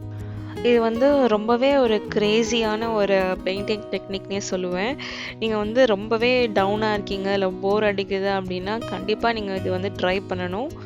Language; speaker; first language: Tamil; native; Tamil